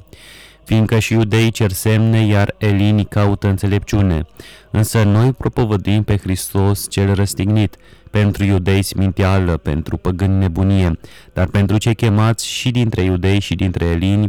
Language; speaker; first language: Romanian; native; Romanian